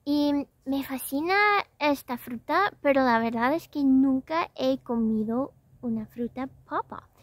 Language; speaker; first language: Spanish; non-native, fluent; English